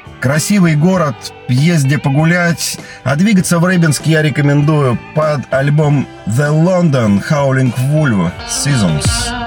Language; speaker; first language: Russian; native; Russian